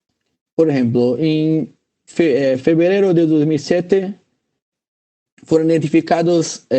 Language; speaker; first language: Spanish; non-native, fluent; Portuguese